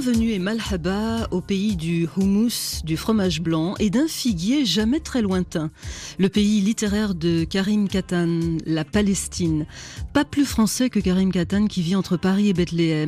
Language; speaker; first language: French; native; French